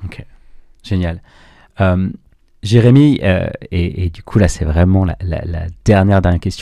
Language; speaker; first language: French; native; French